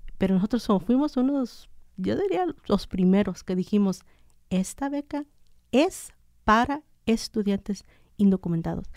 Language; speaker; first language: Spanish; early bilingual, heritage; Spanish